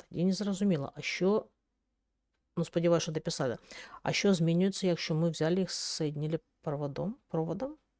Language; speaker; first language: Ukrainian; native; Ukrainian